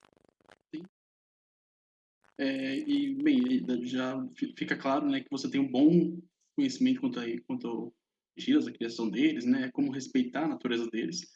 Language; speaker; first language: Portuguese; native; Portuguese